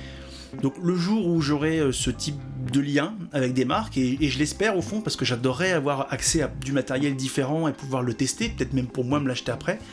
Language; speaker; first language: French; native; French